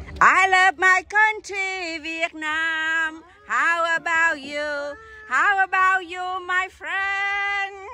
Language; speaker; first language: English; non-native, learner; Vietnamese